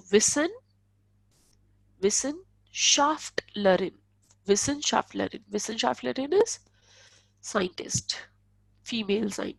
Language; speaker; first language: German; non-native, fluent; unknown